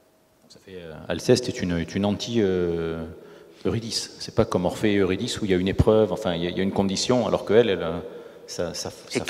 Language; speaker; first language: French; native; French